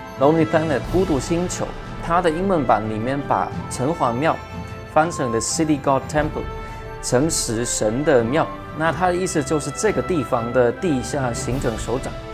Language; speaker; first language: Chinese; non-native, fluent; German